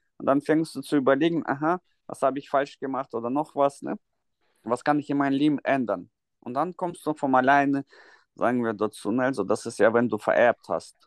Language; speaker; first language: German; non-native, fluent; Russian